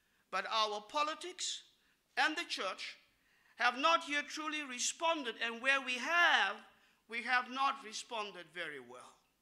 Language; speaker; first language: English; non-native, local second language; Afrikaans